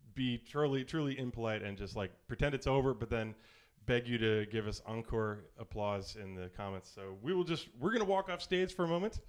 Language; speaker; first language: English; native; English